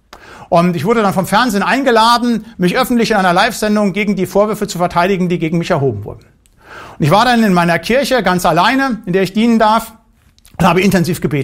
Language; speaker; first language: German; native; German